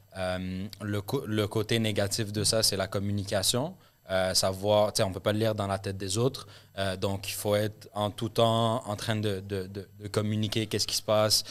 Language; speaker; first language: French; early bilingual, other home language; Arabic